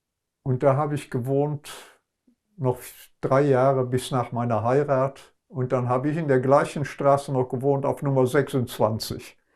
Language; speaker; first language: German; non-native, local second language; Luxembourgish